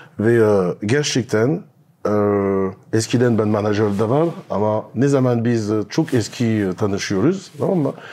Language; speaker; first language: Turkish; non-native, learner; French